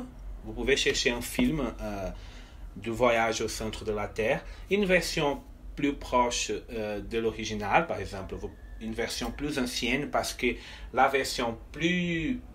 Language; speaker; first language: French; non-native, fluent; Portuguese